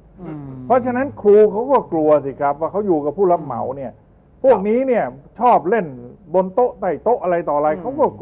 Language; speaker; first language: Thai; native; Thai